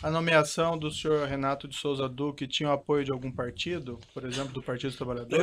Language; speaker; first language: Portuguese; native; Portuguese